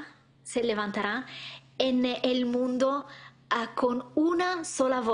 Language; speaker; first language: Spanish; non-native, fluent; Italian